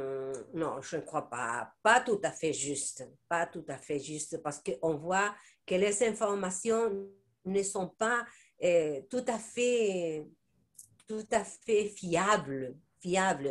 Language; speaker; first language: French; non-native, fluent; Spanish